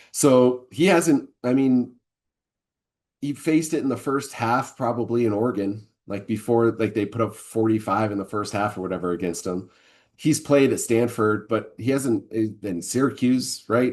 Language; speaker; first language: English; native; English